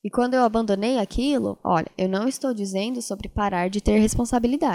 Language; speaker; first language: Portuguese; native; Portuguese